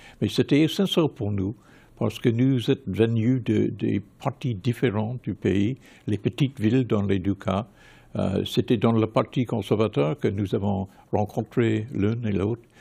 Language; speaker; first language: French; non-native, fluent; English